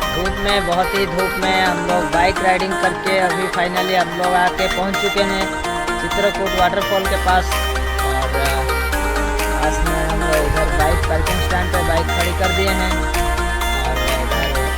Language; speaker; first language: Hindi; native; Hindi